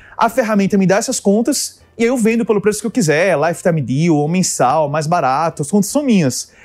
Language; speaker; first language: Portuguese; early bilingual, other home language; English